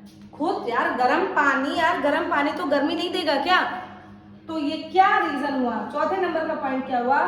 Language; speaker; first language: Hindi; native; Hindi